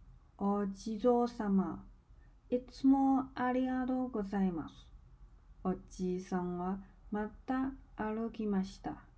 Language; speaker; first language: Japanese; non-native, learner; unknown